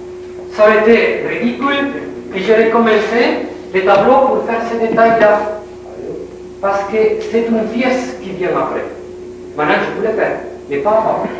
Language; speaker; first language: French; non-native, learner; Spanish